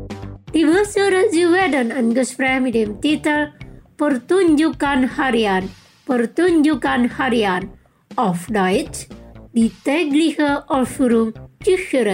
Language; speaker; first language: German; non-native, fluent; Indonesian